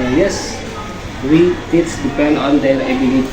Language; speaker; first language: English; non-native, learner; Indonesian